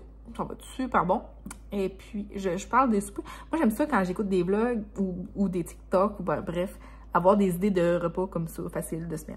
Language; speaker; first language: French; native; French